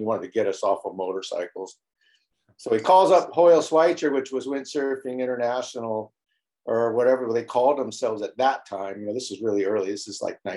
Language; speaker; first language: English; native; English